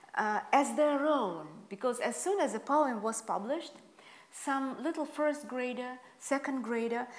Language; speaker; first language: English; non-native, fluent; Russian